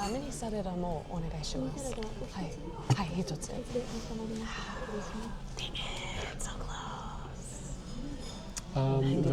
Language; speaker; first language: Japanese; non-native, learner; English